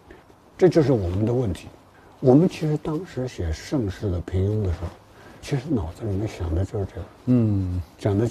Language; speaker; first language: Chinese; native; Chinese